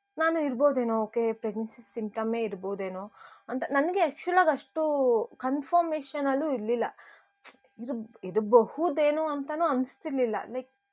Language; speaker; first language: Kannada; native; Kannada